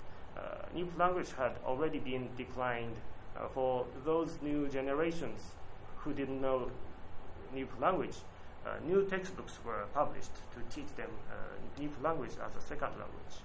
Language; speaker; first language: English; non-native, learner; Japanese